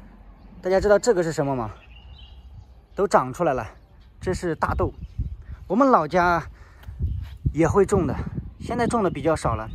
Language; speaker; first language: Chinese; native; Chinese